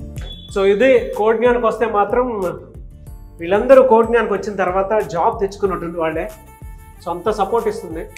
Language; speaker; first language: Telugu; native; Telugu